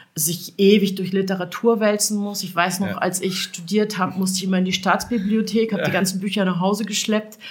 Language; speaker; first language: German; native; German